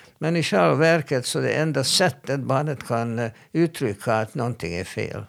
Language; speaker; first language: Swedish; non-native, fluent; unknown